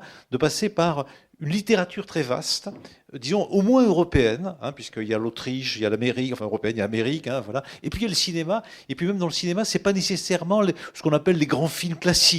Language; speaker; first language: French; native; French